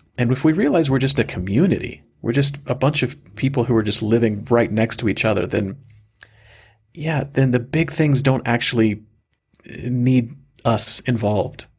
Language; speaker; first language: English; native; English